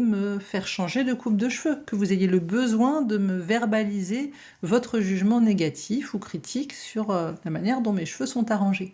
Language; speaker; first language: French; native; French